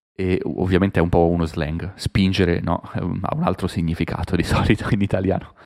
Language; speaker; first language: Italian; native; Italian